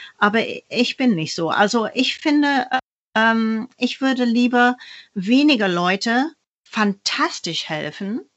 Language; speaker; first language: German; non-native, fluent; English